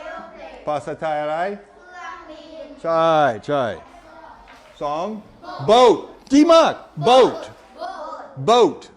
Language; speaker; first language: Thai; non-native, learner; English